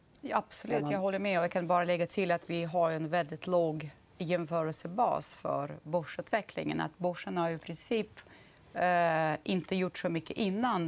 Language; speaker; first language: Swedish; non-native, fluent; Russian